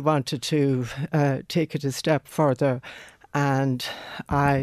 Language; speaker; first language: English; non-native, local second language; Irish